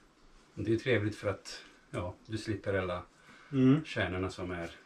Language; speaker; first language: Swedish; non-native, fluent; Italian